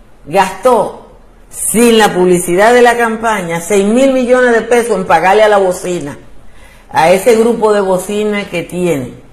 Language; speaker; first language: Spanish; native; Spanish